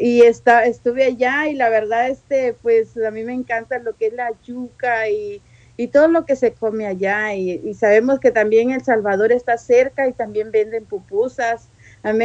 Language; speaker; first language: Spanish; native; Spanish